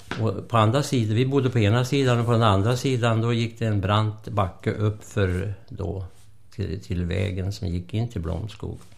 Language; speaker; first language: Swedish; native; Swedish